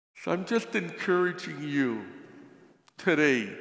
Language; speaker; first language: English; native; English